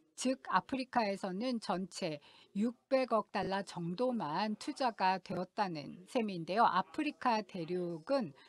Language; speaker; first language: Korean; non-native, fluent; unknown